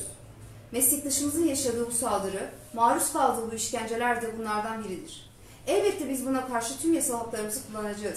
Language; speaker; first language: Turkish; native; Turkish